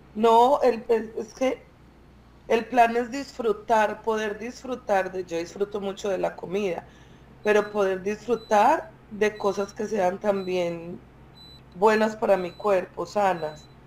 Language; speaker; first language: Spanish; native; Spanish